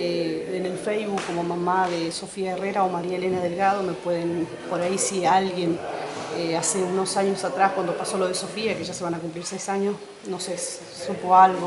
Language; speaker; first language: Spanish; native; Spanish